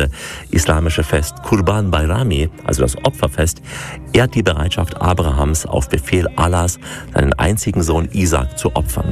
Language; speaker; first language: German; native; German